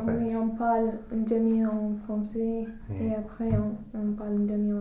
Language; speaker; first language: French; non-native, learner; English